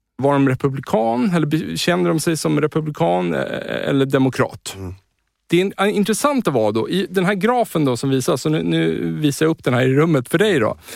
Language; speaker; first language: Swedish; native; Swedish